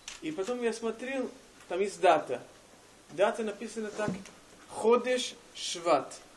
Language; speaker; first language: Russian; non-native, learner; English